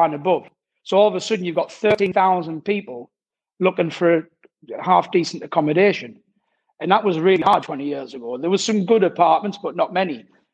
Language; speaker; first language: English; native; English